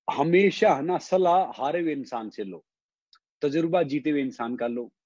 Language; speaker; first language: Hindi; native; Hindi